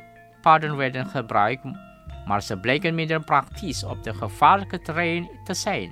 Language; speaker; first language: Dutch; non-native, fluent; Indonesian